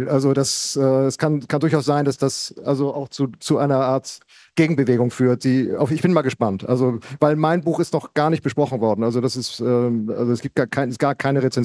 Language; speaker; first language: German; native; German